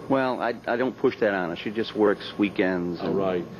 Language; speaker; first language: English; native; English